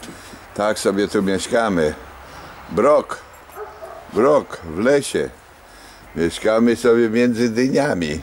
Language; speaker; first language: Polish; native; Polish